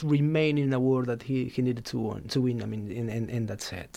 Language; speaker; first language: English; non-native, fluent; Spanish